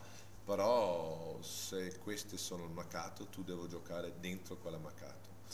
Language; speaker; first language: Italian; non-native, fluent; English